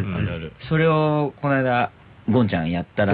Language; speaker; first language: Japanese; native; Japanese